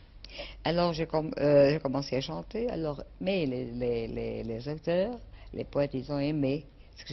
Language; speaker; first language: French; non-native, fluent; Portuguese